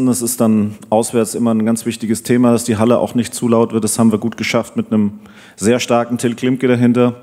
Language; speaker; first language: German; native; German